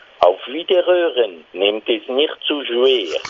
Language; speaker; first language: German; non-native, local second language; French